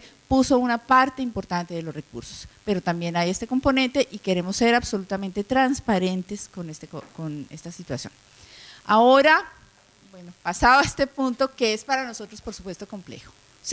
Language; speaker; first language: Spanish; native; Spanish